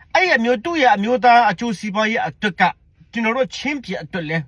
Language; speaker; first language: Burmese; non-native, local second language; Hakha Chin